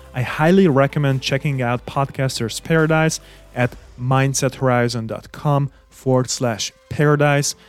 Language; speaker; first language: English; non-native, fluent; Hungarian